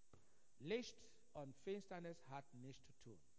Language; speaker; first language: German; non-native, fluent; Igbo